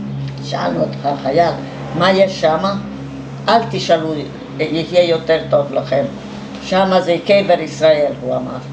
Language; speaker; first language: Hebrew; non-native, fluent; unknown